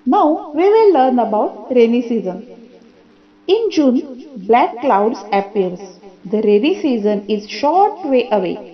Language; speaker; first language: English; non-native, local second language; Marathi